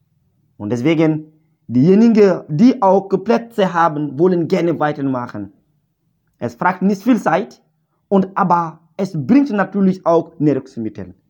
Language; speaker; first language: German; non-native, learner; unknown